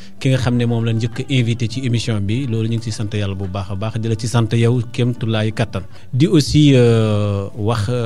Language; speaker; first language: Wolof; non-native, local second language; Fula